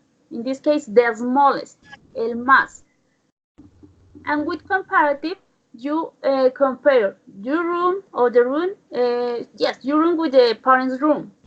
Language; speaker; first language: English; non-native, learner; Spanish